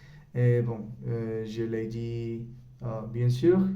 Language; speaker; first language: French; non-native, learner; Spanish